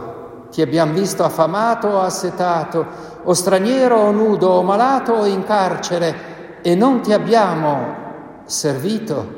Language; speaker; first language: Italian; native; Italian